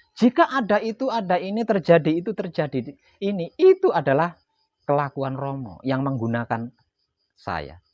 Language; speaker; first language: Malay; non-native, local second language; Javanese